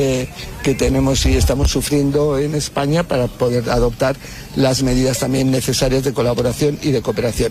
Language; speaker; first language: Spanish; native; Spanish